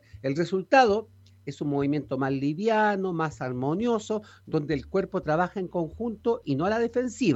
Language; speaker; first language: Spanish; native; Spanish